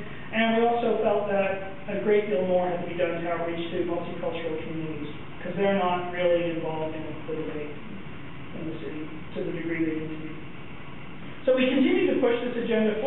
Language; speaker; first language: English; native; English